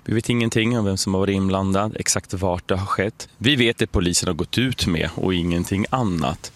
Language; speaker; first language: Swedish; native; Swedish